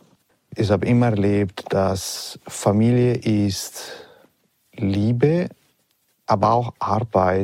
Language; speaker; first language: German; non-native, learner; Italian